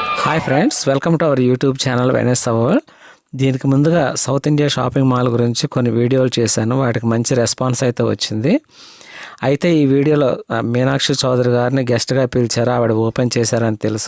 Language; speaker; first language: Telugu; native; Telugu